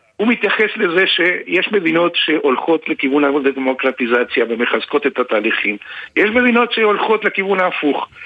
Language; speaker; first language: Hebrew; non-native, fluent; Spanish